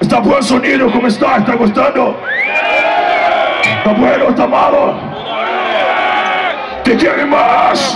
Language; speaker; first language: Spanish; non-native, learner; Portuguese